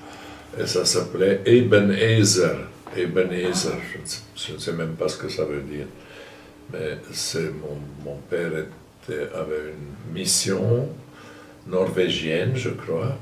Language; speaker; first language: French; non-native, fluent; German